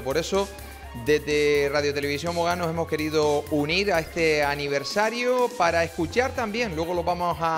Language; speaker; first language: Spanish; native; Spanish